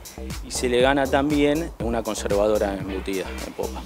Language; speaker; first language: Spanish; native; Spanish